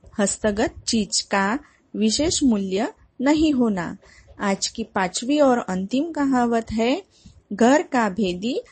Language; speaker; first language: Hindi; non-native, local second language; Marathi